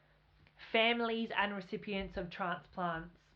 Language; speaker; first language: English; native; English